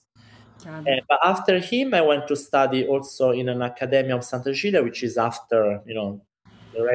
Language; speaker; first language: English; non-native, fluent; Italian